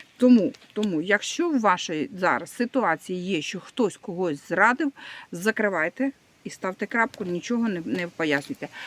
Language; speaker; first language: Ukrainian; non-native, local second language; Russian